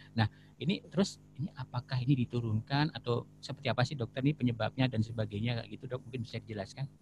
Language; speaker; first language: Indonesian; native; Indonesian